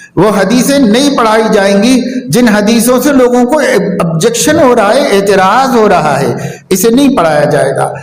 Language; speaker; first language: Urdu; native; Urdu